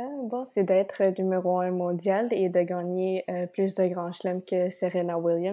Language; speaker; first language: French; non-native, local second language; Spanish